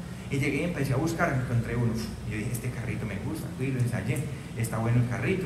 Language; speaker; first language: Spanish; native; Spanish